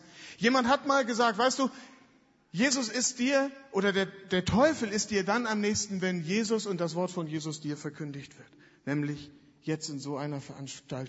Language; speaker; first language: German; native; German